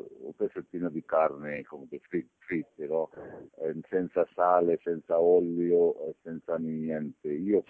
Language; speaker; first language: Italian; non-native, learner; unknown